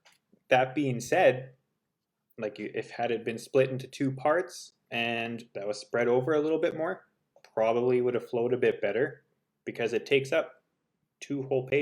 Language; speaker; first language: English; native; English